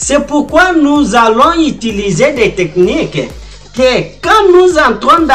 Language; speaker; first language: French; non-native, fluent; Portuguese